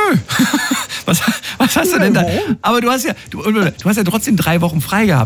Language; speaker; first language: German; native; German